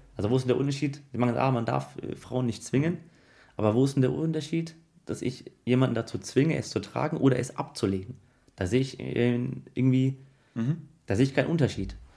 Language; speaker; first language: German; early bilingual, other home language; Arabic